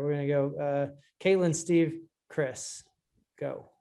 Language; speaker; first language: English; native; English